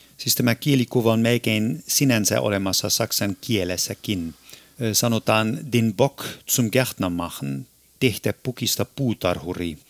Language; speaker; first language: Finnish; non-native, fluent; German